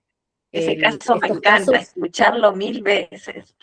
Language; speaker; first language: Spanish; native; Spanish